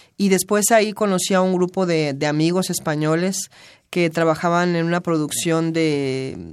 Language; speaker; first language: Spanish; native; Spanish